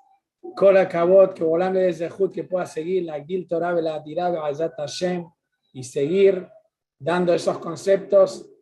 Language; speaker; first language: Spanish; native; Spanish